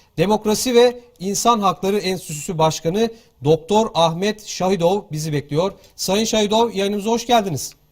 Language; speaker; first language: Turkish; native; Turkish